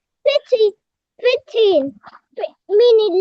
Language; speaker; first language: English; non-native, learner; Vietnamese